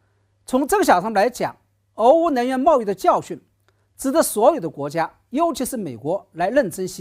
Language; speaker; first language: Chinese; native; Chinese